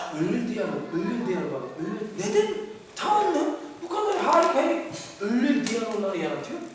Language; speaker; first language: Turkish; non-native, fluent; Korean